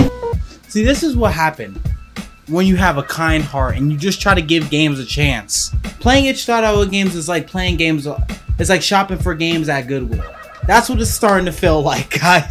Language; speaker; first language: English; native; English